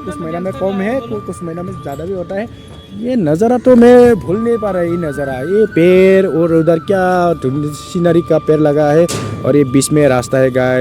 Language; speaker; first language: Hindi; non-native, local second language; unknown